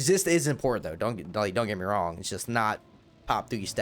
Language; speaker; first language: English; native; English